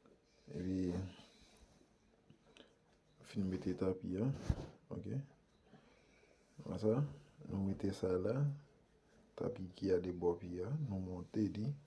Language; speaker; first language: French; non-native, local second language; Haitian Creole